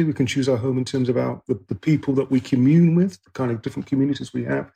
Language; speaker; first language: English; native; English